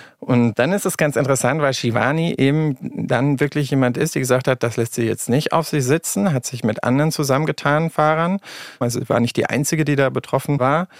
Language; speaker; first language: German; native; German